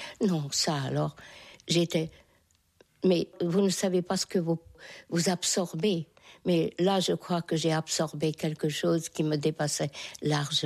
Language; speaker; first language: French; non-native, fluent; Hungarian